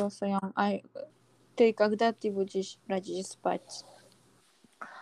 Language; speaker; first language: Russian; non-native, learner; Korean